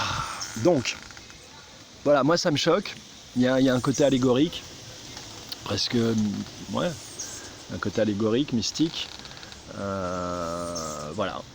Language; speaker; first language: French; native; French